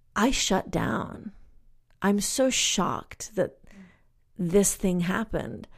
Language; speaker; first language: English; native; English